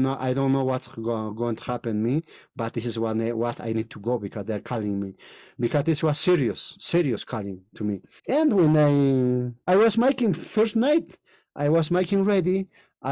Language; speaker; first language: English; non-native, learner; Spanish